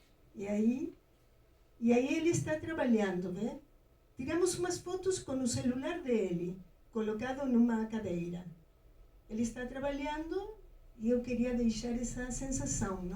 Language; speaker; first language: Portuguese; non-native, fluent; Spanish